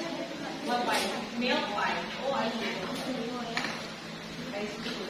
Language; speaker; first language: English; non-native, fluent; Indonesian